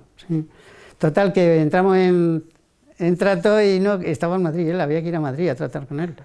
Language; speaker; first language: Spanish; native; Spanish